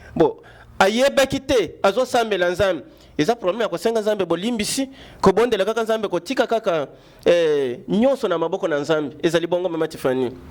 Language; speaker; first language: Lingala; native; Lingala